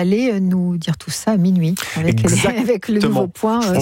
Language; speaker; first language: French; native; French